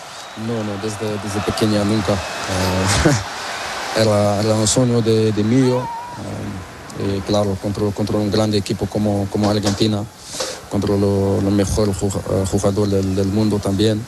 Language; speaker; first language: Spanish; non-native, learner; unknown